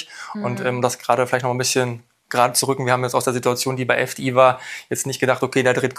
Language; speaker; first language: German; native; German